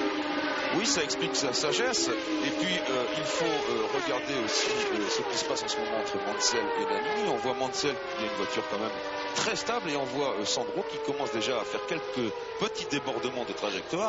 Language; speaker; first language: French; native; French